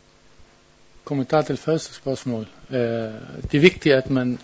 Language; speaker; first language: Danish; non-native, learner; Arabic